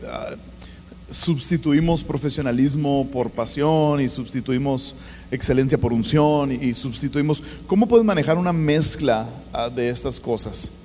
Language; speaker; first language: Spanish; native; Spanish